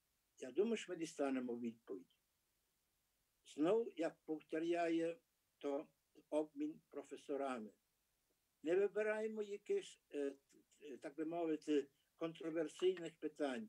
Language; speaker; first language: Ukrainian; early bilingual, heritage; Ukrainian